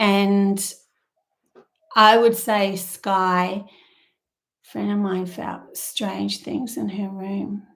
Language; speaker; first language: English; native; English